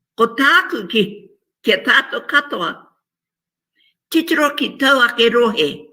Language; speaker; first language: Māori; native; Māori